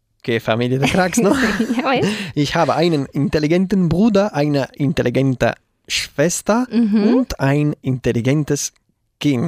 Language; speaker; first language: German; non-native, learner; Spanish